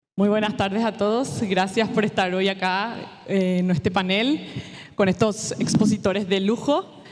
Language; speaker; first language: Spanish; native; Spanish